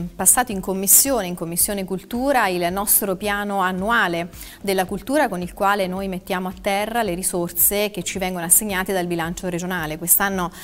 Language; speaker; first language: Italian; native; Italian